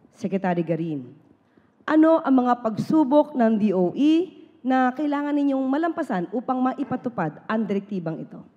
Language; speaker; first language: Filipino; native; Filipino